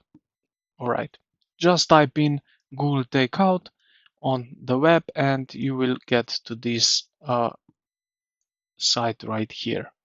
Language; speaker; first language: English; non-native, fluent; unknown